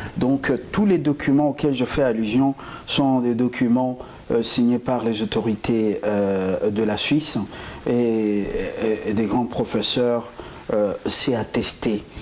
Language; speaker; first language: French; non-native, local second language; Lingala